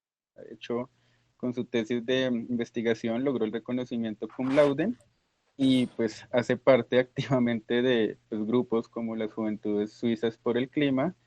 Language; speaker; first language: Spanish; native; Spanish